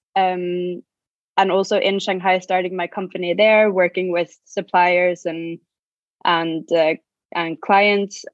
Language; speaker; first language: English; non-native, fluent; Norwegian